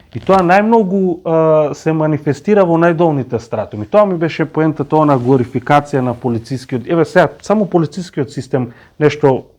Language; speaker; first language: Macedonian; non-native, local second language; Romany